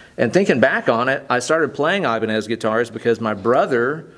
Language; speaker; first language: English; native; English